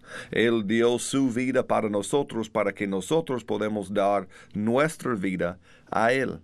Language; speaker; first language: Spanish; non-native, learner; English